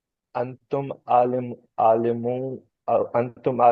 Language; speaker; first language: Arabic; non-native, learner; Urdu